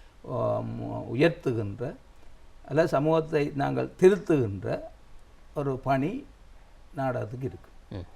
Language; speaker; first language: Tamil; native; Tamil